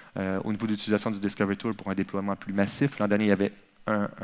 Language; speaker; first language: French; native; French